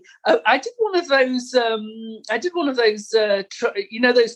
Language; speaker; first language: English; native; English